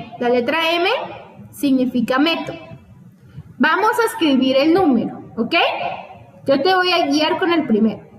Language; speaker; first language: Spanish; native; Spanish